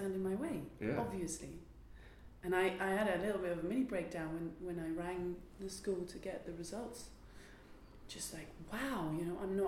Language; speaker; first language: English; non-native, fluent; Dutch